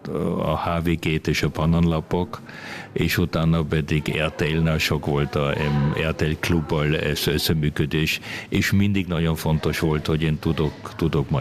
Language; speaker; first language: Hungarian; early bilingual, heritage; Hungarian